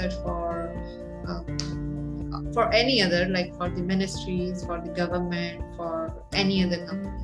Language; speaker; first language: English; non-native, local second language; Urdu